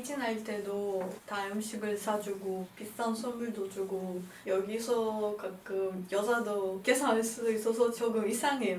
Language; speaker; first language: Korean; non-native, fluent; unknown